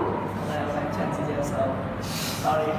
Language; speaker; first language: English; non-native, learner; Vietnamese